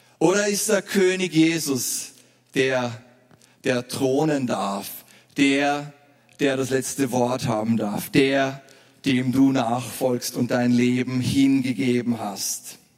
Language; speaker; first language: German; native; German